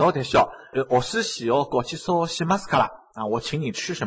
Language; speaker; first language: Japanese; non-native, fluent; Chinese